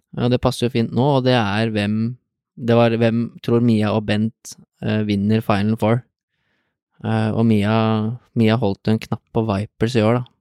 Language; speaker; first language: Norwegian; native; Norwegian